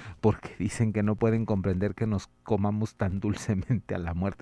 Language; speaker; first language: Spanish; native; Spanish